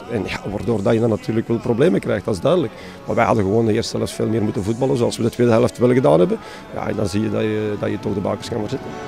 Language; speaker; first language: Dutch; native; Dutch